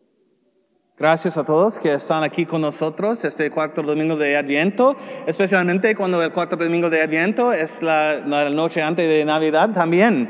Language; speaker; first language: Spanish; non-native, learner; English